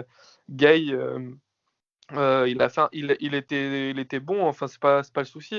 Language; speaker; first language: French; native; French